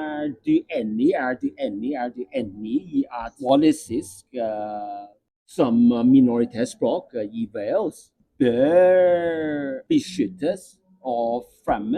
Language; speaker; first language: Norwegian; non-native, learner; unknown